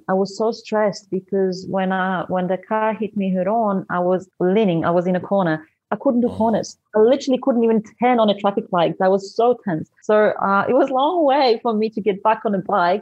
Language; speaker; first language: English; non-native, fluent; Polish